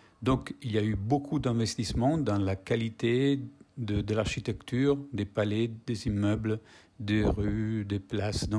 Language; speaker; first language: French; non-native, fluent; Italian